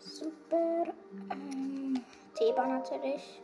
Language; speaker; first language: German; native; German